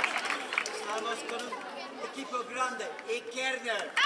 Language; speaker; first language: Spanish; non-native, learner; Dutch